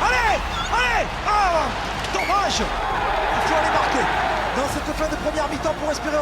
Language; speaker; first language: French; native; French